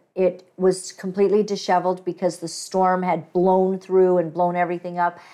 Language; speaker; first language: English; native; English